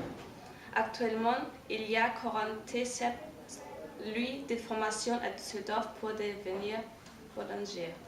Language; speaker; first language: French; non-native, learner; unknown